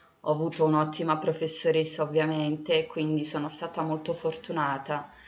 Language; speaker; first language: Italian; early bilingual, other home language; Portuguese